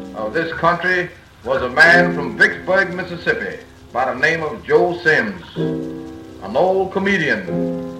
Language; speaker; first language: English; native; English